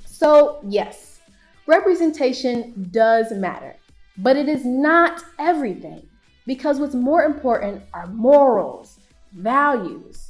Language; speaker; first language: English; native; English